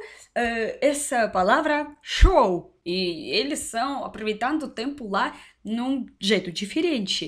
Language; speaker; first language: Portuguese; non-native, learner; Russian